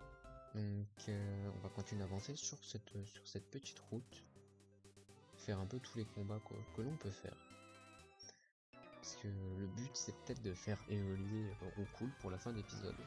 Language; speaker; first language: French; native; French